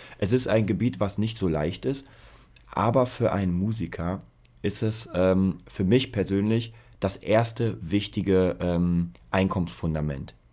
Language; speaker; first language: German; early bilingual, other home language; Polish